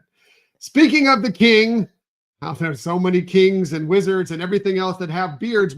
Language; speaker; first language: English; native; English